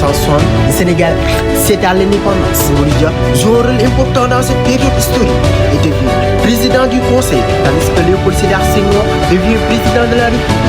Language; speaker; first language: French; non-native, local second language; Wolof